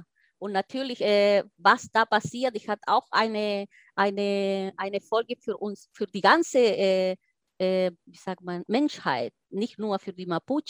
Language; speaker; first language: German; non-native, fluent; Spanish